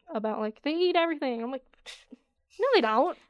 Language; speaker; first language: English; native; English